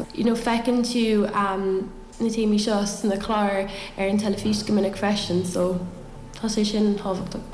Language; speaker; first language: Irish; non-native, local second language; English